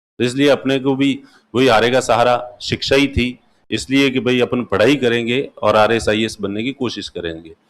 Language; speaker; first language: Hindi; non-native, local second language; Marwari